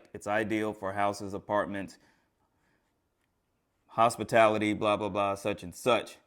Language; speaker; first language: English; native; English